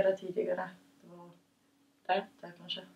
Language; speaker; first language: Swedish; early bilingual, other home language; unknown